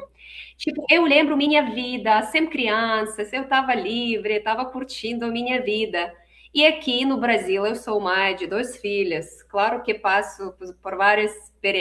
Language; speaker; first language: Portuguese; non-native, fluent; Russian